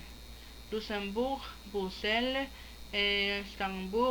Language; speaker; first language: French; non-native, learner; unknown